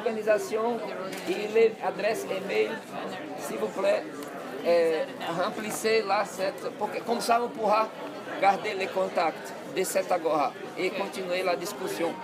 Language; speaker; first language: French; non-native, fluent; Portuguese